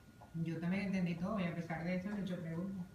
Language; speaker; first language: Spanish; native; Spanish